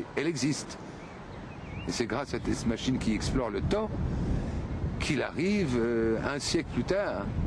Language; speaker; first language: French; native; French